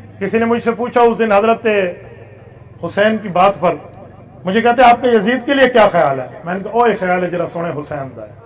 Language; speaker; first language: Urdu; non-native, local second language; Saraiki